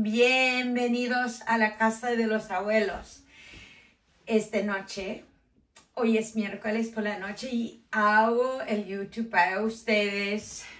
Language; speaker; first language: Spanish; non-native, learner; English